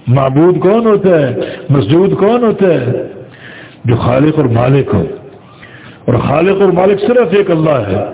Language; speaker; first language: Urdu; native; Urdu